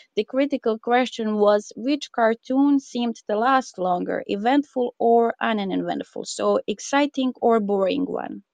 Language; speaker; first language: English; non-native, fluent; Croatian